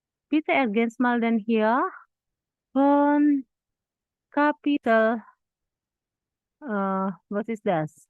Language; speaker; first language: German; non-native, fluent; Indonesian